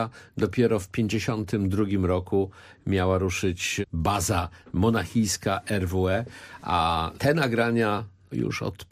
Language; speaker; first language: Polish; native; Polish